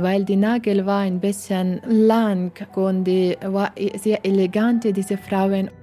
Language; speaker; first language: German; non-native, learner; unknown